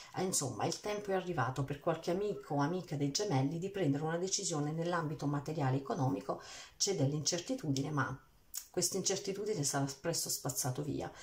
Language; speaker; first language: Italian; early bilingual, heritage; Italian